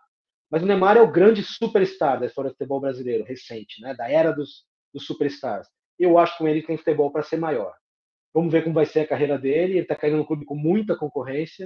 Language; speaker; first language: Portuguese; native; Portuguese